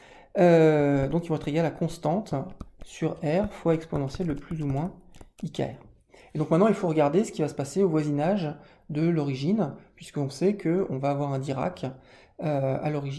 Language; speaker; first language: French; native; French